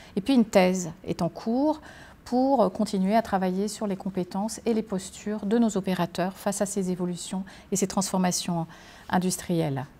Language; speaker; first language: French; native; French